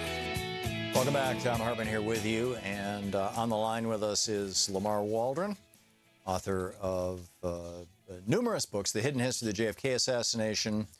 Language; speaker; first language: English; native; English